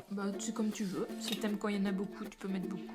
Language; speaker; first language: French; native; French